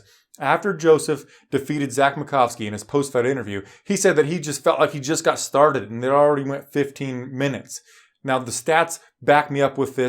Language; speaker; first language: English; native; English